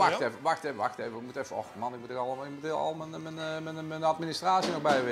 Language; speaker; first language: Dutch; native; Dutch